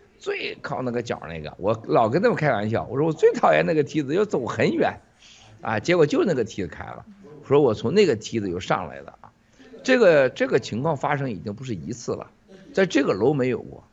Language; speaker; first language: Chinese; native; Chinese